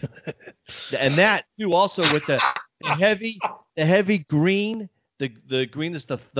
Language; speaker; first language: English; native; English